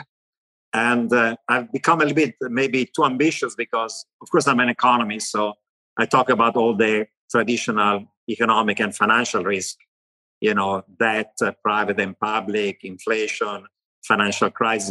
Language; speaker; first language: English; non-native, fluent; Italian